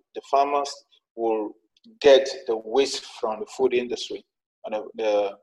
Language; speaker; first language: English; non-native, fluent; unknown